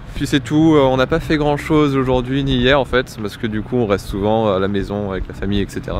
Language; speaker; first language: French; native; French